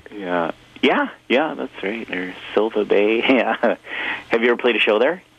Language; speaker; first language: English; native; English